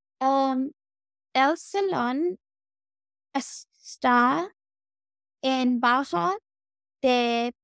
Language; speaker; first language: Spanish; non-native, learner; English